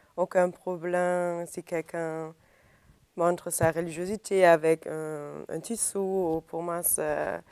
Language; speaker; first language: French; non-native, fluent; German